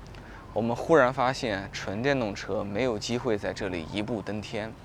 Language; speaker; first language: Chinese; native; Chinese